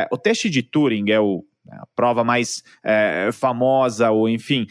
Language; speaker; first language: Portuguese; non-native, fluent; Italian